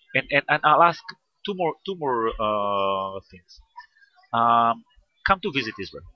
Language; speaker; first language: English; non-native, fluent; Hebrew